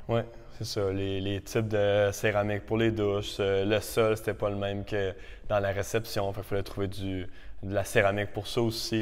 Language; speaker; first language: French; native; French